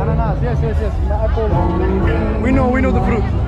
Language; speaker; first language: English; non-native, fluent; Italian